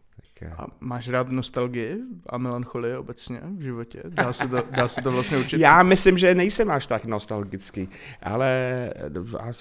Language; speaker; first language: Czech; non-native, fluent; English